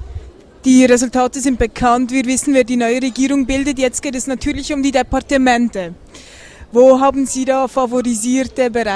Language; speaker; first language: German; native; German